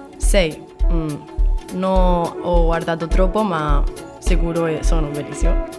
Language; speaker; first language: Italian; non-native, learner; Spanish